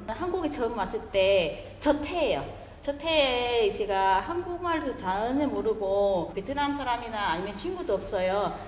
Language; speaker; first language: Korean; non-native, fluent; Vietnamese